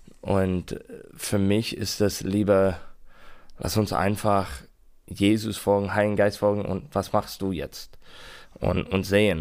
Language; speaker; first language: German; non-native, learner; English